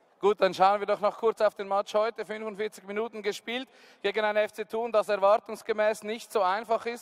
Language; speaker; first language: German; native; German